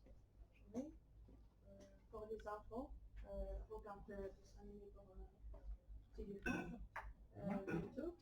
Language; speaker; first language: French; non-native, learner; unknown